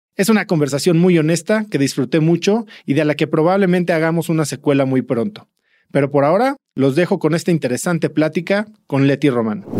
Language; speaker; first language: Spanish; native; Spanish